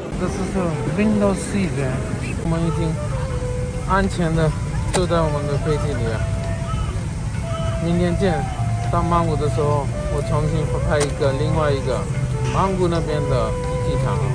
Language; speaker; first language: Chinese; non-native, fluent; Hindi